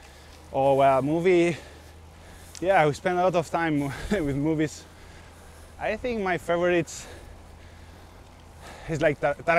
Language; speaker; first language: English; non-native, fluent; Italian